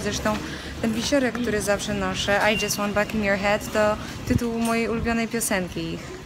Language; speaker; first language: Polish; native; Polish